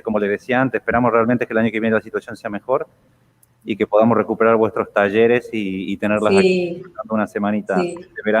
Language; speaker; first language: Spanish; native; Spanish